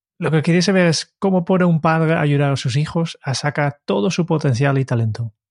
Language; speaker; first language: Spanish; non-native, fluent; Dutch